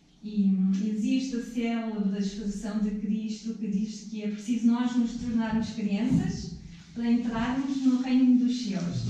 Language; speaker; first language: Portuguese; native; Portuguese